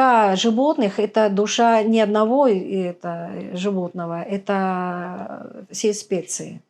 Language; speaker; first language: Russian; native; Russian